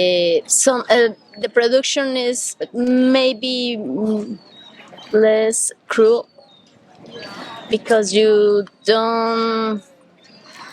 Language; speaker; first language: English; non-native, learner; Spanish